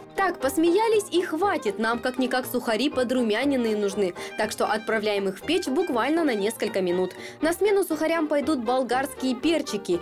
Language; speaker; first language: Russian; native; Russian